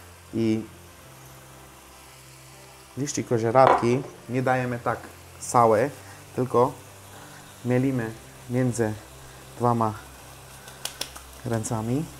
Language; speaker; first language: Polish; non-native, learner; Hindi